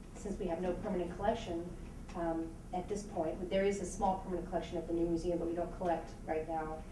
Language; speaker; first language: English; native; English